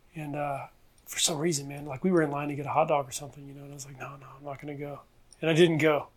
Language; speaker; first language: English; native; English